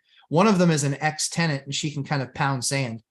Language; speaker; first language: English; native; English